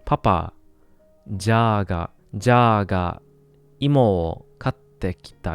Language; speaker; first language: Japanese; non-native, learner; English